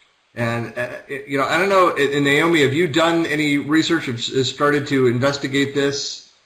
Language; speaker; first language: English; native; English